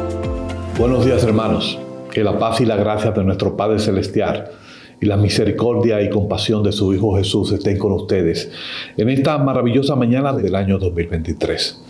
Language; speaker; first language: Spanish; native; Spanish